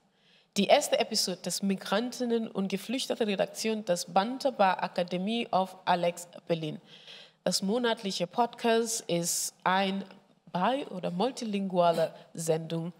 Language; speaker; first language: German; non-native, fluent; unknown